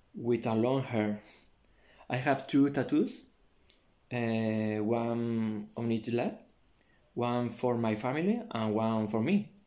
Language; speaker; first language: English; non-native, learner; Spanish